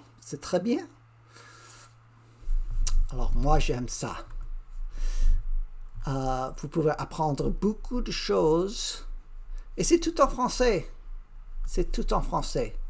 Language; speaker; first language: French; non-native, learner; English